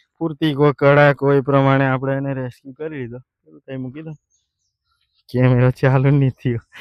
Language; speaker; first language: Gujarati; non-native, local second language; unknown